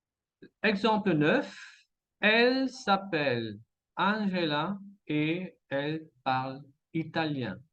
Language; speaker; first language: French; non-native, fluent; Spanish